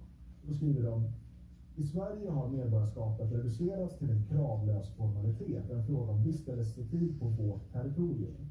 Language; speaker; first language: Swedish; native; Swedish